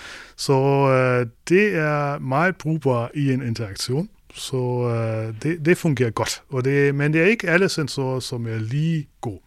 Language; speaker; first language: Danish; non-native, fluent; German